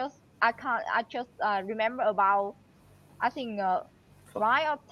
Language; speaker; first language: English; non-native, learner; Vietnamese